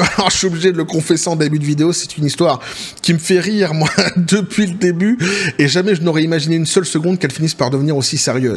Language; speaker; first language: French; native; French